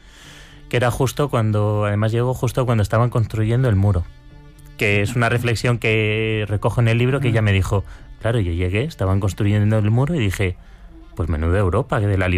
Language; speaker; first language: Spanish; native; Spanish